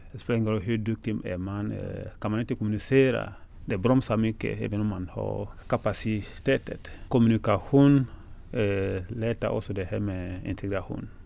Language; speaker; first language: Swedish; non-native, fluent; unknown